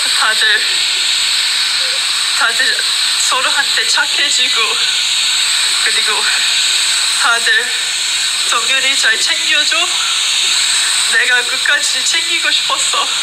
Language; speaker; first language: Korean; non-native, learner; English